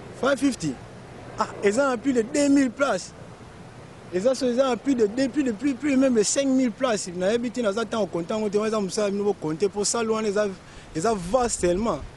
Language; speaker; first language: French; non-native, local second language; Lingala